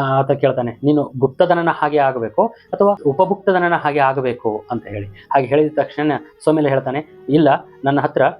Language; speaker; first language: Kannada; native; Kannada